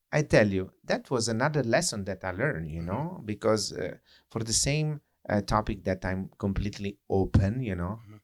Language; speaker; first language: English; non-native, fluent; Italian